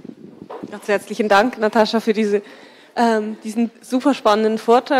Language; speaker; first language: German; native; German